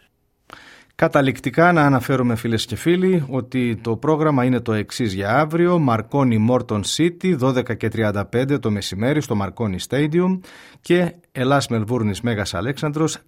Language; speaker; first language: Greek; native; Greek